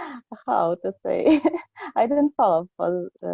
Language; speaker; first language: English; non-native, learner; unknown